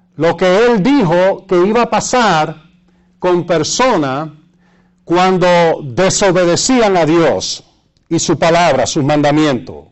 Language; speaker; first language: Spanish; early bilingual, heritage; Spanish